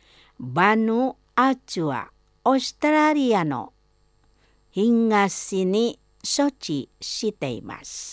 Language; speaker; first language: Japanese; non-native, fluent; Indonesian